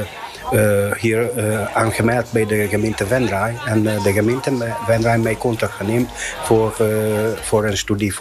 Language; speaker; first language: Dutch; non-native, learner; Hungarian